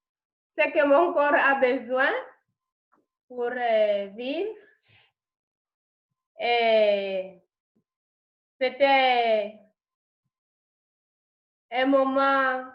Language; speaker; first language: French; non-native, learner; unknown